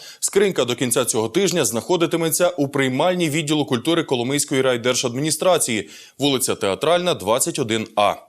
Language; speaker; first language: Ukrainian; native; Ukrainian